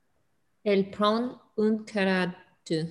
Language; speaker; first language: French; non-native, learner; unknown